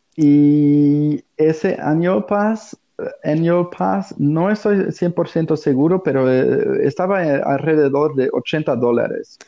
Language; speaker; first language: Spanish; non-native, fluent; German